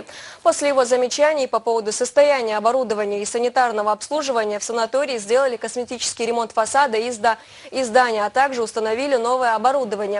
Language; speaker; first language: Russian; native; Russian